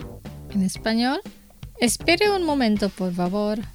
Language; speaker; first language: Spanish; non-native, fluent; Indonesian